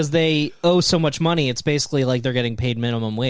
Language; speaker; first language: English; native; English